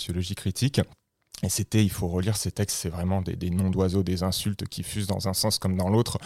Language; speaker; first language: French; native; French